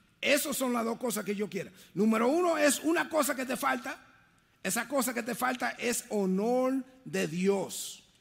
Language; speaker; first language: Spanish; early bilingual, heritage; Spanish